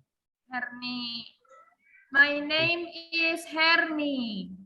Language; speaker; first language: English; non-native, learner; Indonesian